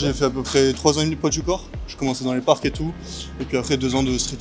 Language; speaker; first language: French; native; French